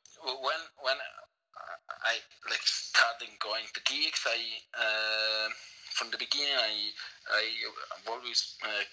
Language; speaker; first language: English; non-native, fluent; Italian